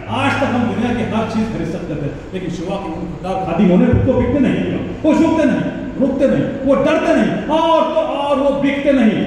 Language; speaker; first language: Hindi; non-native, local second language; Marathi